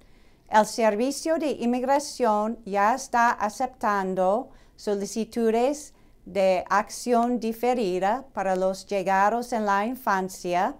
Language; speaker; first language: Spanish; non-native, fluent; English